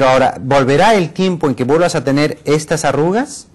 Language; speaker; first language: Spanish; native; Spanish